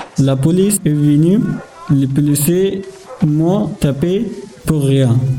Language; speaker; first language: French; non-native, learner; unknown